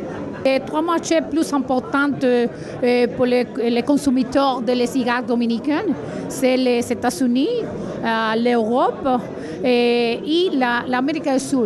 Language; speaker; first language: French; non-native, learner; Spanish